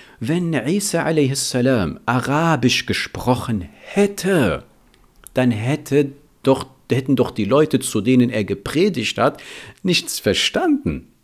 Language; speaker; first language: German; early bilingual, other home language; Riffian